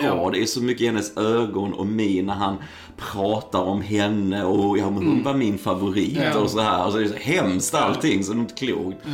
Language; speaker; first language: Swedish; native; Swedish